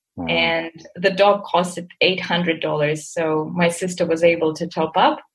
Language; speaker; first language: English; non-native, fluent; Russian